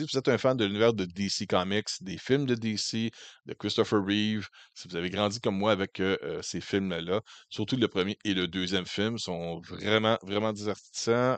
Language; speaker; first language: French; native; French